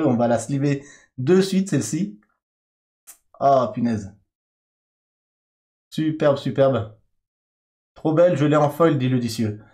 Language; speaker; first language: French; native; French